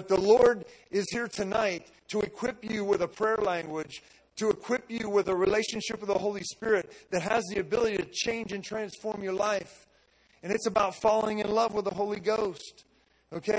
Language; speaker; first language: English; native; English